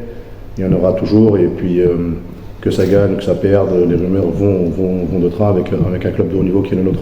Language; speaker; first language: French; native; French